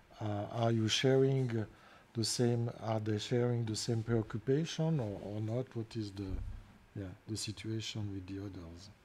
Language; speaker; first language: English; non-native, fluent; French